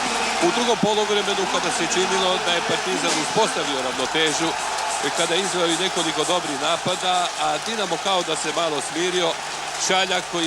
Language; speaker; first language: Croatian; native; Croatian